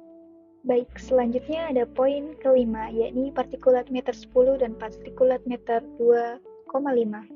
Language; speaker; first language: Indonesian; native; Indonesian